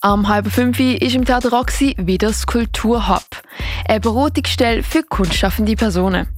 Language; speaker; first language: German; native; German